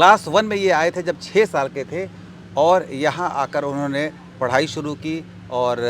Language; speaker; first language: Hindi; native; Hindi